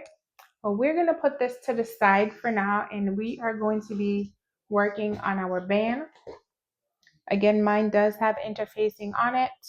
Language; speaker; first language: English; native; English